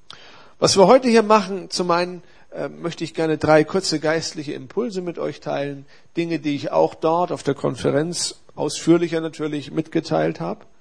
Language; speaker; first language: German; native; German